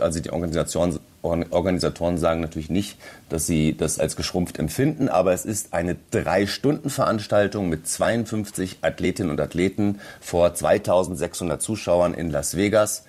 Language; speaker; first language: German; native; German